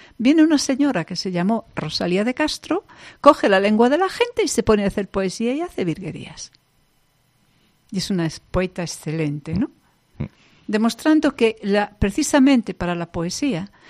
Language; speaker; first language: Spanish; non-native, local second language; Galician